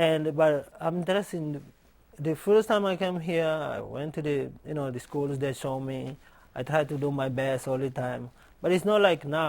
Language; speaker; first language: English; non-native, learner; Portuguese